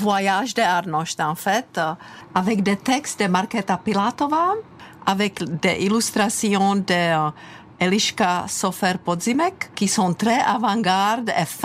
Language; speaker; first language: French; non-native, fluent; Czech